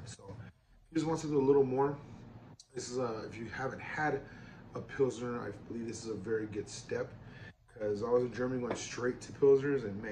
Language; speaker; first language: English; native; English